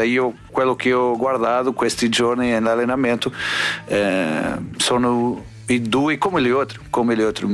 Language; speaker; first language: Italian; non-native, fluent; Portuguese